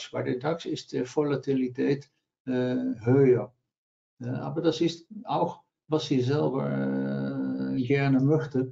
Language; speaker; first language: German; non-native, learner; Dutch